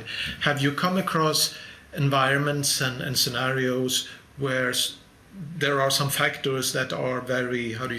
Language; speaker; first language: English; non-native, fluent; Swedish